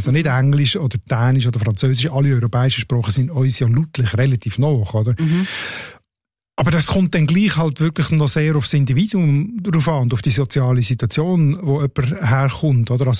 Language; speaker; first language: German; native; German